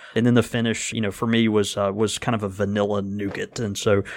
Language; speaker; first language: English; native; English